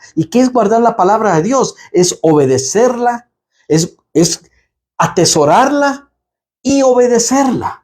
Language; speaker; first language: Spanish; native; Spanish